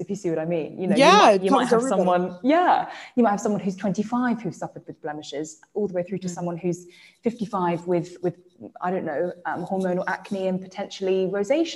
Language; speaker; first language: English; native; English